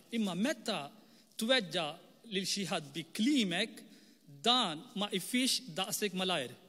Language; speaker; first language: Maltese; non-native, fluent; Urdu